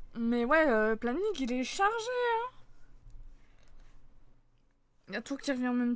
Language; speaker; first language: French; native; French